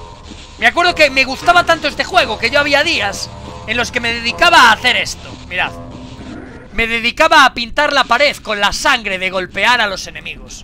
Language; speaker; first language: Spanish; native; Spanish